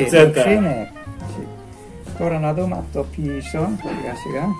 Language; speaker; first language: Greek; non-native, learner; Persian